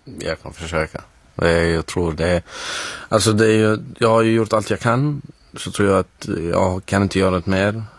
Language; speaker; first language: Swedish; non-native, fluent; Arabic